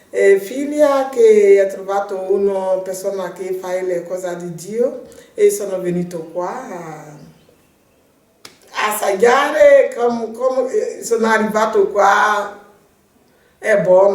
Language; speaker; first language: Italian; non-native, learner; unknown